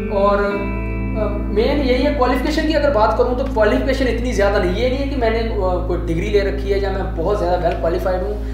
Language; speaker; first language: Hindi; non-native, local second language; Punjabi